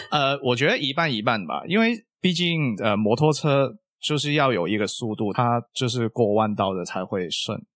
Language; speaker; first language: Chinese; non-native, local second language; Cantonese